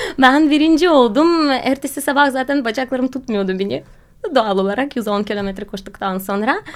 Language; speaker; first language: Turkish; non-native, fluent; Russian